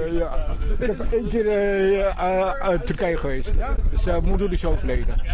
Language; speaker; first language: Dutch; non-native, learner; Turkish